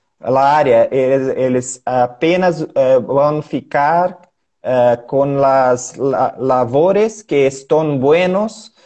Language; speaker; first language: Spanish; non-native, learner; Portuguese